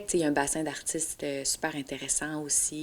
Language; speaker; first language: French; native; French